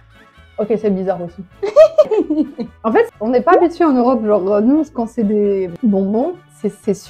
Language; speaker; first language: French; native; French